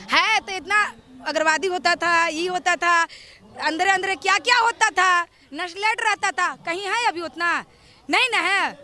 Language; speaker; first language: Hindi; native; Hindi